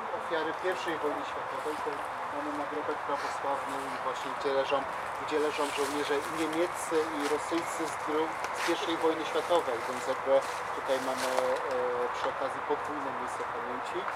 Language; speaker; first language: Polish; native; Polish